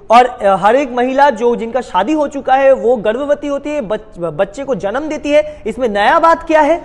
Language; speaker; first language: Hindi; non-native, local second language; Bangla